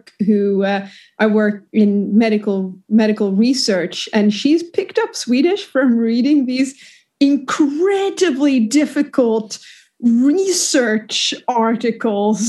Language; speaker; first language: English; non-native, fluent; Swedish